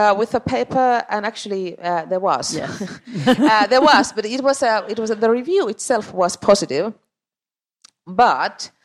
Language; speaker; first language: English; non-native, fluent; Finnish